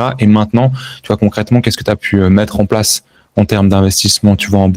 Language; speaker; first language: French; native; French